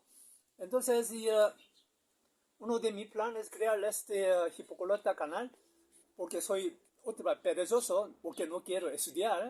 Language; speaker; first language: Spanish; non-native, learner; Korean